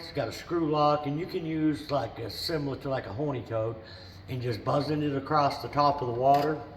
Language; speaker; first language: English; native; English